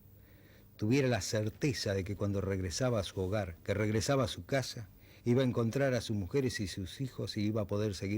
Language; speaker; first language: Spanish; native; Spanish